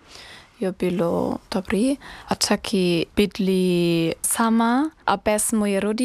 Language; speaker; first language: Czech; non-native, learner; German